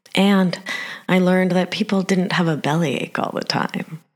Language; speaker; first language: English; early bilingual, other home language; Spanish